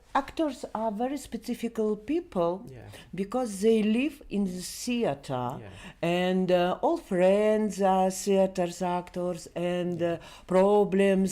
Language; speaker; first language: English; non-native, learner; Belarusian